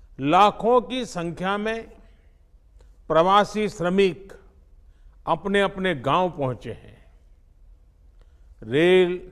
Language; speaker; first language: Hindi; non-native, local second language; Gujarati